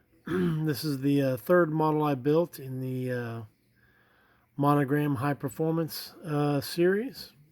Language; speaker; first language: English; native; English